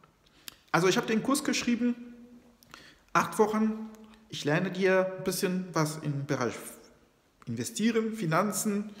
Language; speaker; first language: German; non-native, fluent; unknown